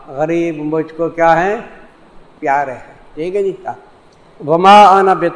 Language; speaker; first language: Urdu; non-native, local second language; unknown